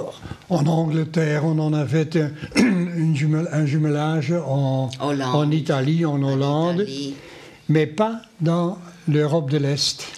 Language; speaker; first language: French; non-native, local second language; Dutch